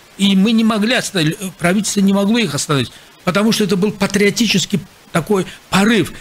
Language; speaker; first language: Russian; non-native, local second language; Azerbaijani